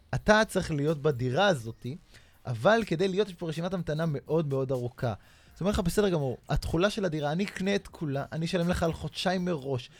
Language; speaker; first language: Hebrew; native; Hebrew